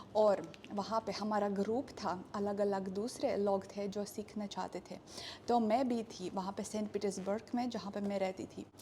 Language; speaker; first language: Hindi; non-native, fluent; Russian